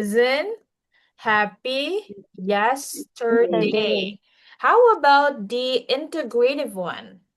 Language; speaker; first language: English; non-native, learner; Indonesian